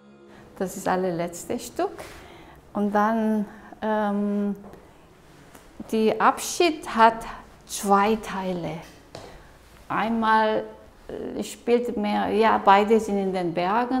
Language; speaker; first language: German; non-native, fluent; Korean